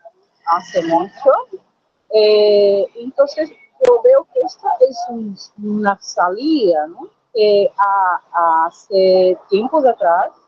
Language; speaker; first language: Spanish; non-native, learner; Portuguese